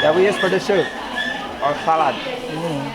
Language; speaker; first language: English; non-native, learner; Indonesian